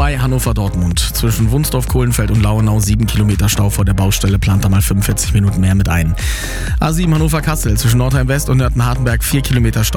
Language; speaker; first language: German; native; German